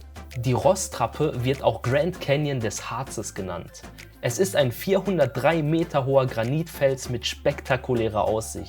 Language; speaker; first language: German; native; German